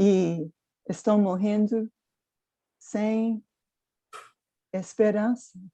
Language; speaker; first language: Portuguese; non-native, fluent; English